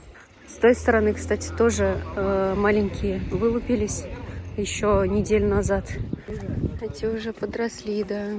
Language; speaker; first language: Russian; native; Russian